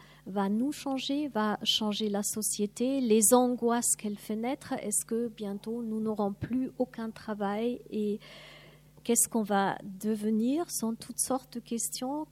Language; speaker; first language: French; non-native, fluent; German